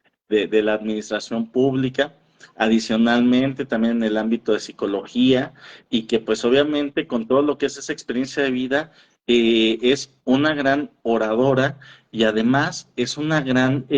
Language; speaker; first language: Spanish; native; Spanish